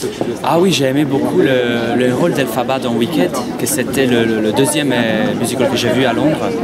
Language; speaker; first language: French; non-native, fluent; Italian